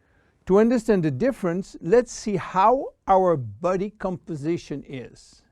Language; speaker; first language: English; non-native, fluent; French